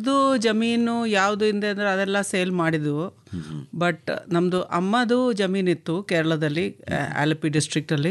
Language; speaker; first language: Kannada; non-native, local second language; Malayalam